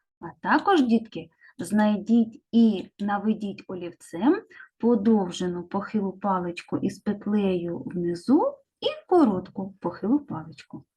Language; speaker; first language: Ukrainian; native; Ukrainian